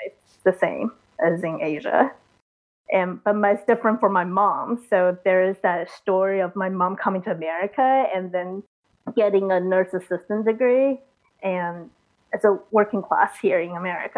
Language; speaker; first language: English; early bilingual, other home language; Chinese